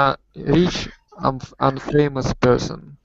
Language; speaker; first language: English; non-native, learner; Russian